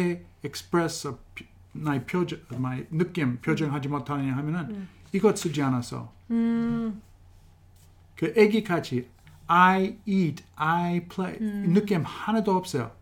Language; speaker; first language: Korean; non-native, fluent; English